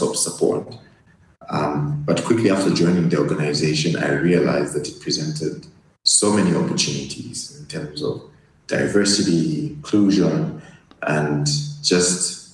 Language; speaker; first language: English; non-native, local second language; Bemba